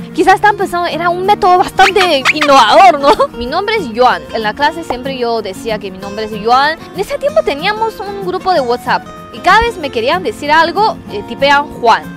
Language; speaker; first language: Spanish; non-native, fluent; Chinese